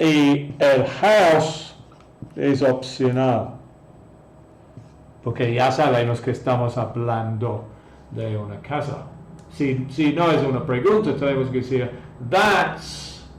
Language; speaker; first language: Spanish; non-native, fluent; English